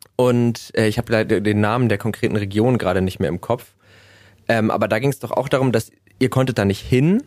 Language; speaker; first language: German; native; German